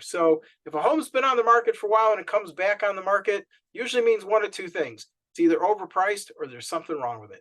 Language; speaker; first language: English; native; English